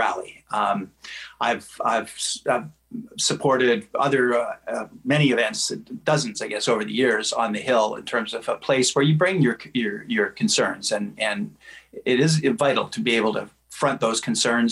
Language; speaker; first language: English; native; English